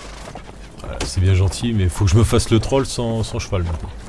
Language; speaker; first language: French; native; French